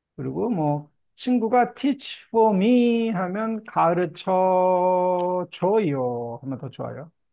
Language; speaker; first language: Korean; native; Korean